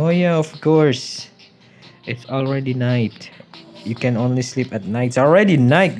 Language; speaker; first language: English; non-native, learner; Indonesian